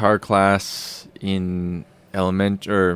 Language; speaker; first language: English; native; English